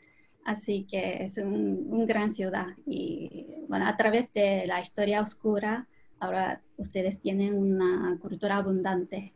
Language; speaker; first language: Spanish; non-native, learner; Japanese